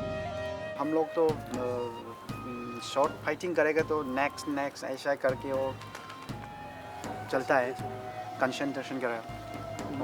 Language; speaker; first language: Hindi; non-native, local second language; Manipuri